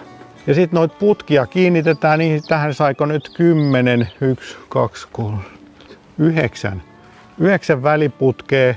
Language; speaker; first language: Finnish; native; Finnish